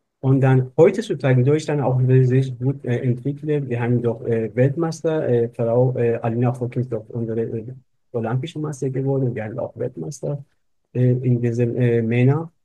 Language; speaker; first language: German; non-native, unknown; Persian